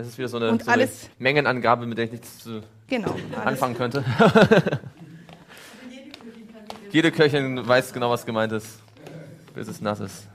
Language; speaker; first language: German; native; German